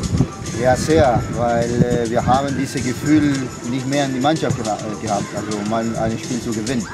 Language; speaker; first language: German; non-native, fluent; Spanish